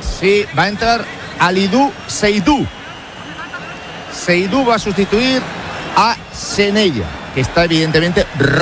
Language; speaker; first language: Spanish; native; Spanish